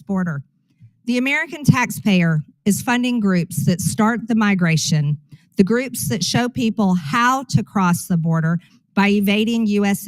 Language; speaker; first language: English; native; English